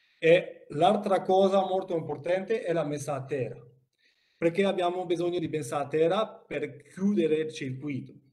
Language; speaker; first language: Italian; non-native, learner; French